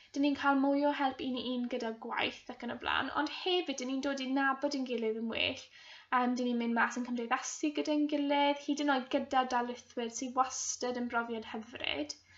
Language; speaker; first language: Welsh; non-native, local second language; English